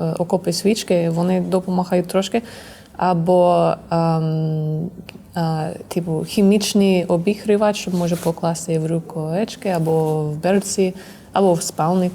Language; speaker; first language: Ukrainian; non-native, learner; English